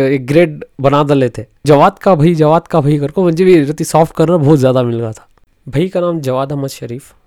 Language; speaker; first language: Hindi; non-native, local second language; Urdu